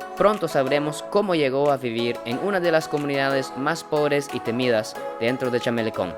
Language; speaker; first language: Spanish; non-native, fluent; Japanese